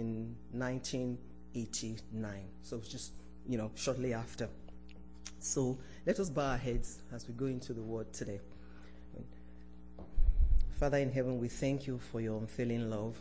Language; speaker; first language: English; non-native, local second language; Yoruba